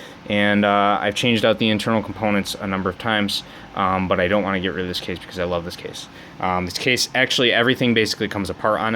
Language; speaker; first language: English; native; English